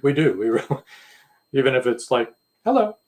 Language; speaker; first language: English; native; English